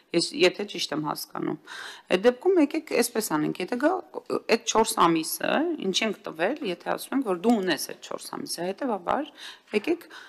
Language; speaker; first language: Armenian; native; Armenian